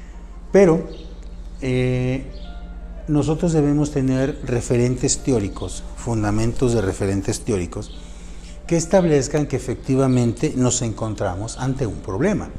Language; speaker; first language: Spanish; native; Spanish